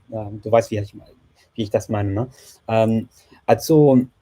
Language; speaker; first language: German; non-native, fluent; English